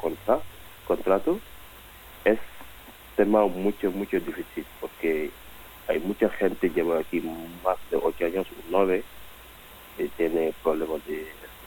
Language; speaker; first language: Spanish; non-native, learner; Wolof